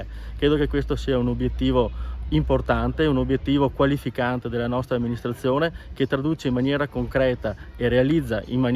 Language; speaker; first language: Italian; native; Italian